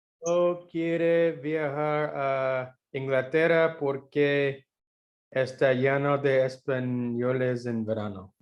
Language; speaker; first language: Spanish; non-native, learner; English